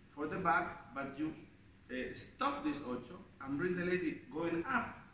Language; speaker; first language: English; non-native, learner; Spanish